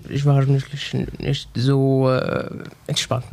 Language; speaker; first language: German; non-native, learner; Arabic